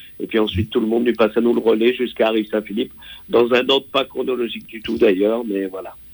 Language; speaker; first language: French; non-native, local second language; Réunion Creole French